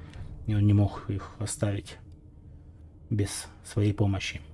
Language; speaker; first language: Russian; native; Russian